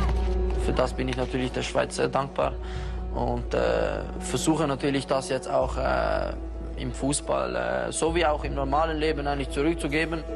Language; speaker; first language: German; early bilingual, other home language; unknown